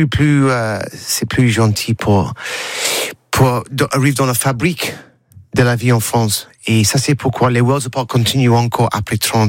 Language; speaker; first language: French; non-native, learner; English